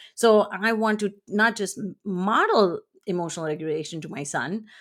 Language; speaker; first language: English; non-native, local second language; Gujarati